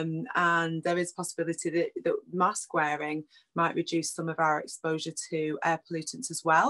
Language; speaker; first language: English; native; English